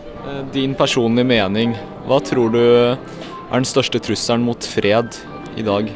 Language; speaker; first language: Norwegian; native; Norwegian